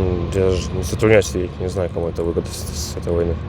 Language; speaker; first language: Russian; native; Russian